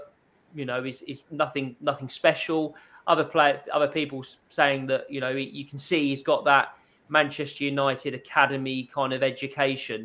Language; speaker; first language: English; native; English